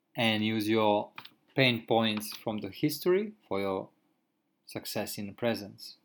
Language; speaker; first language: English; non-native, fluent; Croatian